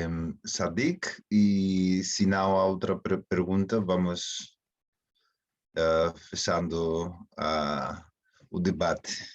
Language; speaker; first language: Portuguese; non-native, fluent; Spanish